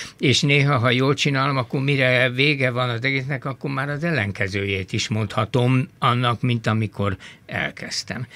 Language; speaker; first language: Hungarian; native; Hungarian